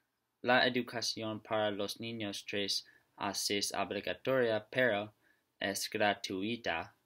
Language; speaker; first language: Spanish; non-native, learner; English